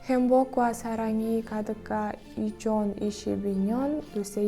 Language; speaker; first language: Korean; non-native, fluent; Kazakh